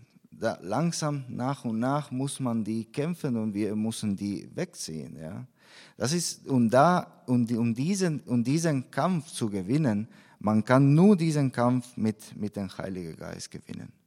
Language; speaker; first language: German; non-native, fluent; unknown